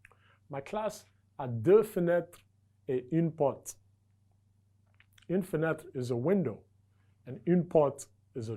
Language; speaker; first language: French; non-native, fluent; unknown